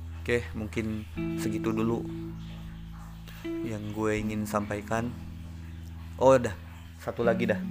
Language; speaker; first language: Indonesian; native; Indonesian